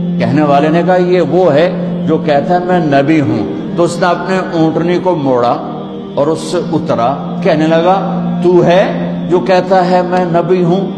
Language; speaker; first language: Urdu; non-native, local second language; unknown